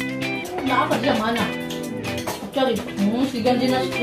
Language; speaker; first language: Korean; non-native, learner; Filipino